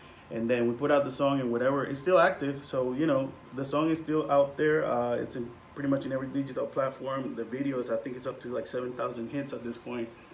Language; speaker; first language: English; non-native, local second language; Spanish